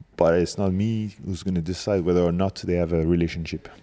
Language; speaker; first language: English; non-native, fluent; French